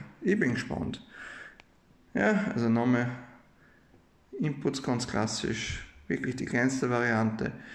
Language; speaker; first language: German; native; German